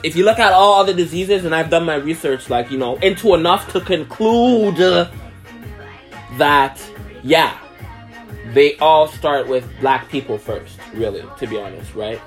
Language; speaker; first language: English; native; English